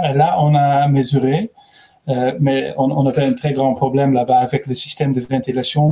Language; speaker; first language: French; non-native, learner; Dutch